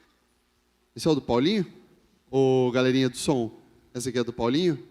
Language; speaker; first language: Portuguese; native; Portuguese